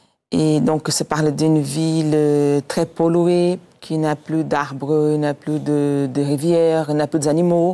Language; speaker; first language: French; non-native, fluent; Portuguese